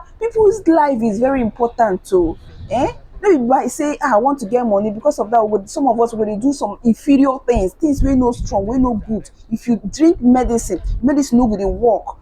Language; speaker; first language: Nigerian Pidgin; native; Nigerian Pidgin